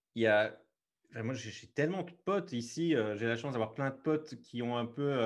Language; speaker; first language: French; native; French